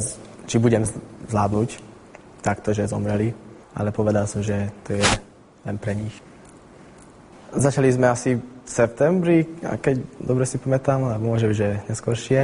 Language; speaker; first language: Slovak; non-native, local second language; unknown